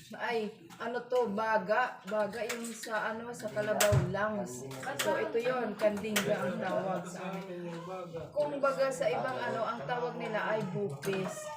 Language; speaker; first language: Filipino; non-native, local second language; Waray